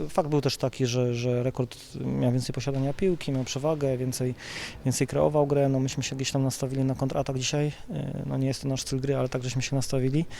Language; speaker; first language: Polish; native; Polish